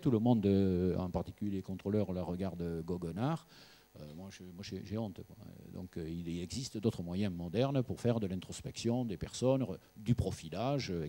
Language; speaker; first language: French; native; French